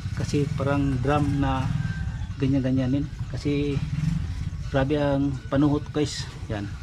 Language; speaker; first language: Filipino; non-native, local second language; Cebuano